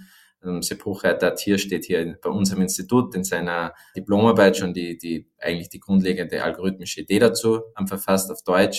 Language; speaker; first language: German; native; German